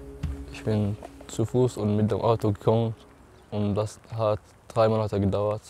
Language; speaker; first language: German; non-native, learner; Arabic